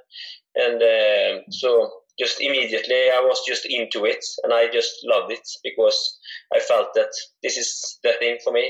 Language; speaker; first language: English; non-native, fluent; Swedish